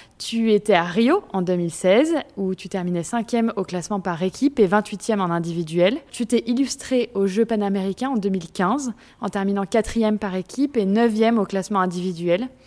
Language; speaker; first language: French; native; French